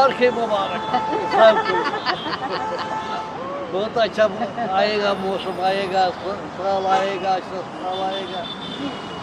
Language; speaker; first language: Hindi; non-native, local second language; Kashmiri